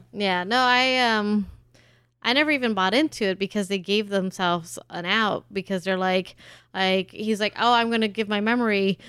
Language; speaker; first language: English; early bilingual, other home language; German